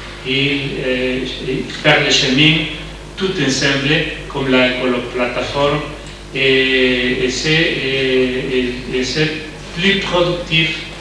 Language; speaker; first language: French; non-native, learner; Spanish